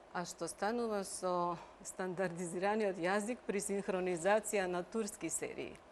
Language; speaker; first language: Macedonian; native; Macedonian